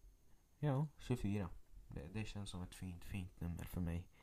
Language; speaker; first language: Swedish; early bilingual, other home language; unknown